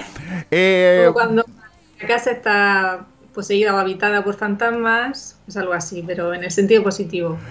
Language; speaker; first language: Spanish; native; Spanish